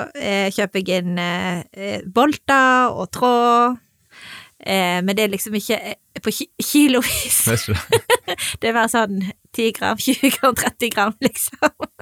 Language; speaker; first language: Norwegian; native; Norwegian